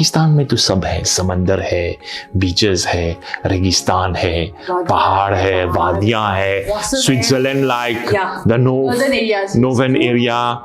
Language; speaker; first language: Hindi; non-native, fluent; Morisyen